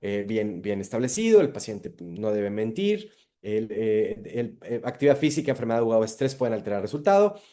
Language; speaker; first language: Spanish; native; Spanish